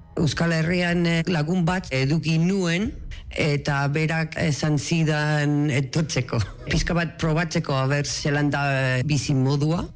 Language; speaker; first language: Basque; non-native, learner; English